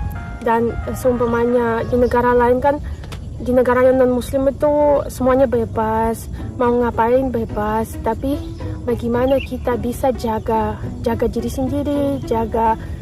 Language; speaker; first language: Indonesian; non-native, fluent; Russian